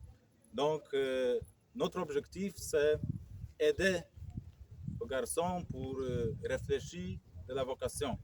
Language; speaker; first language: French; non-native, fluent; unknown